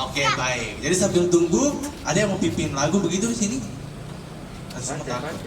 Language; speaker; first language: Malay; native; Malay